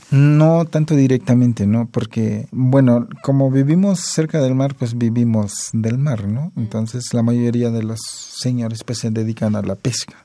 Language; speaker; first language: Spanish; non-native, local second language; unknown